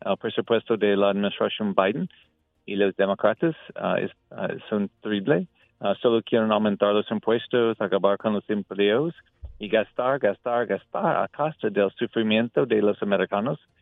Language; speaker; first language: Spanish; non-native, learner; English